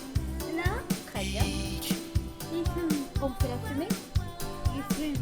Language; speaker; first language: French; native; French